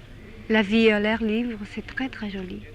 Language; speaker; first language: French; non-native, fluent; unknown